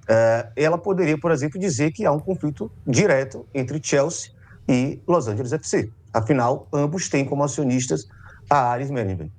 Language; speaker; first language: Portuguese; native; Portuguese